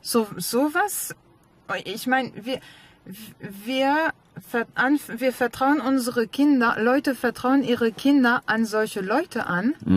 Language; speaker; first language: German; non-native, fluent; French